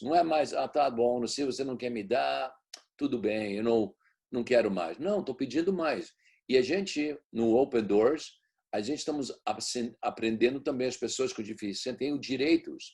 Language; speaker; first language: Portuguese; early bilingual, heritage; Portuguese